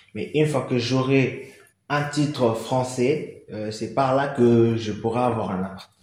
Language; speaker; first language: French; non-native, local second language; Lingala